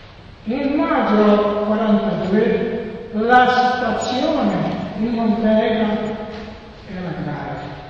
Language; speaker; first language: Italian; non-native, learner; Serbian